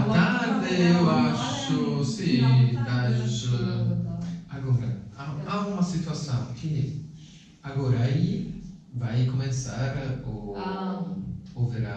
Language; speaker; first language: Portuguese; non-native, fluent; Italian